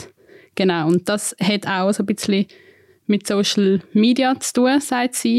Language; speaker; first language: German; native; German